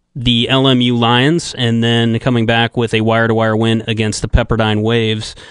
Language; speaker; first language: English; native; English